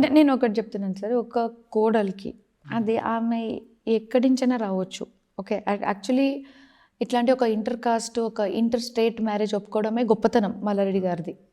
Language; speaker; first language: Telugu; non-native, local second language; Kannada